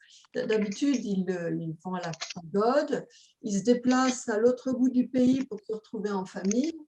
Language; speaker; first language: French; native; French